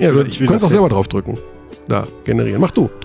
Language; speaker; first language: German; native; German